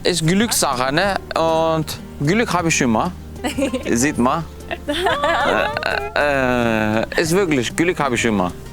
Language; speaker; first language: German; non-native, learner; Turkish